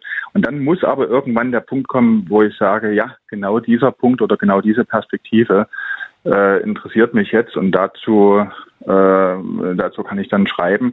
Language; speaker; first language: German; native; German